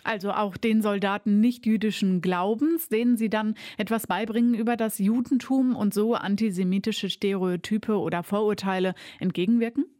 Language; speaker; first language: German; native; German